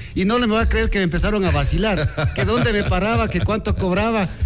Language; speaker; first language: Spanish; native; Spanish